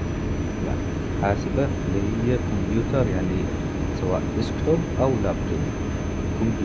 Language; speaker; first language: Arabic; native; Arabic